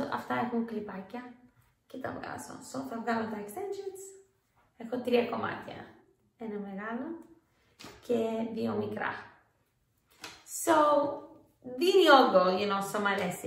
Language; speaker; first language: Greek; early bilingual, heritage; English